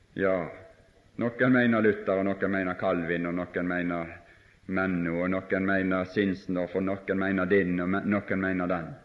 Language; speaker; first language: Norwegian; native; Norwegian